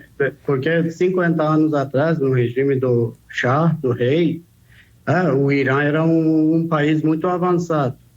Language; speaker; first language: Portuguese; non-native, fluent; Persian